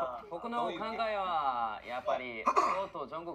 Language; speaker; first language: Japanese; non-native, learner; Korean